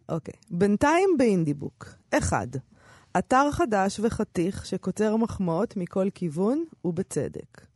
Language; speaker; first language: Hebrew; native; Hebrew